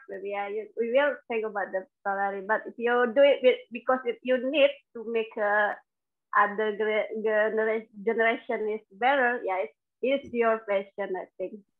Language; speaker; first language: English; non-native, learner; Indonesian